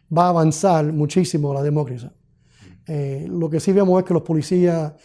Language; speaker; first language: Spanish; early bilingual, heritage; Spanish